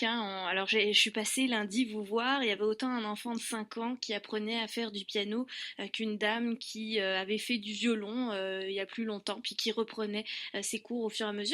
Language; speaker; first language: French; native; French